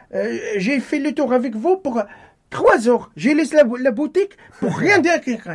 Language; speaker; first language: French; non-native, learner; Arabic